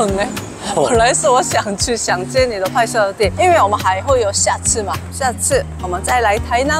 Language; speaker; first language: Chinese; non-native, fluent; Korean